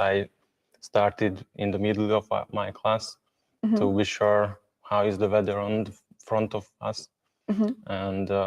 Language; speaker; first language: English; non-native, learner; Hungarian